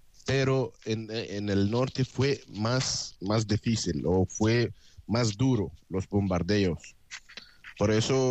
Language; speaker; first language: Spanish; non-native, fluent; Arabic